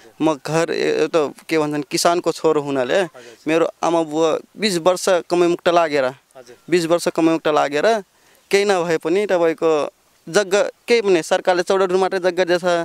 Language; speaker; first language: Nepali; non-native, local second language; Rana Tharu